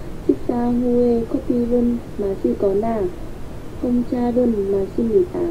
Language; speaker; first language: Korean; non-native, learner; Vietnamese